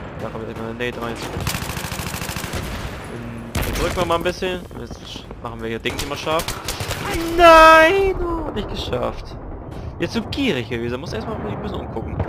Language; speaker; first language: German; native; German